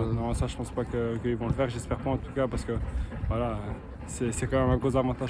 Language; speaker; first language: French; native; French